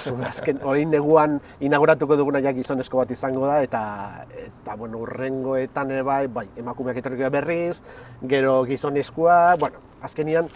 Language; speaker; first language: Basque; native; Basque